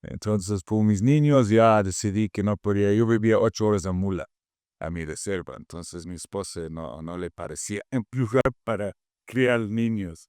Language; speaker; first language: Spanish; non-native, fluent; English